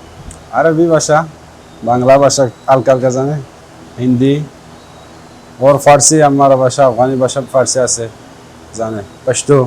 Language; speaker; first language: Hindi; non-native, learner; Persian